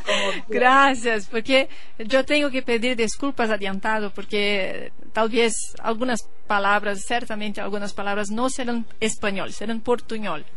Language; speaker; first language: Spanish; non-native, learner; Portuguese